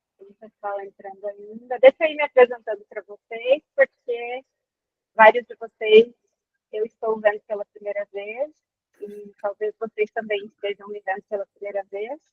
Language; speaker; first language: Portuguese; native; Portuguese